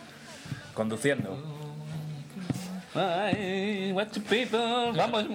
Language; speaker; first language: Spanish; native; Spanish